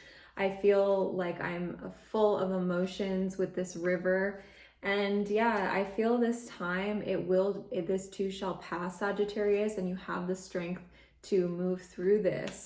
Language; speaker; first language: English; native; English